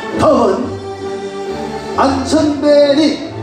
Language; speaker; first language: Korean; native; Korean